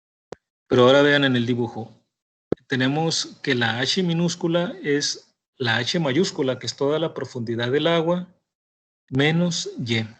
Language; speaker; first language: Spanish; native; Spanish